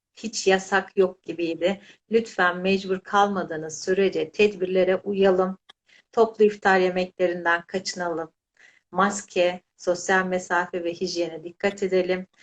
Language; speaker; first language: Turkish; native; Turkish